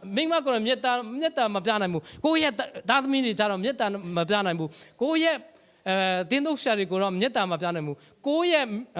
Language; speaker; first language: Burmese; non-native, local second language; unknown